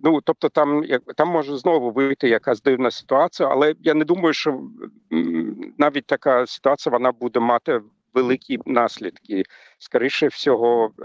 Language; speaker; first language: Ukrainian; non-native, fluent; German